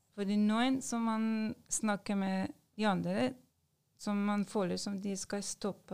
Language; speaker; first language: Norwegian; non-native, learner; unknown